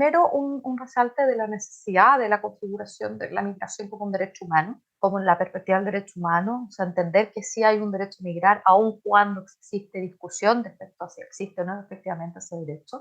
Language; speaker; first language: Spanish; native; Spanish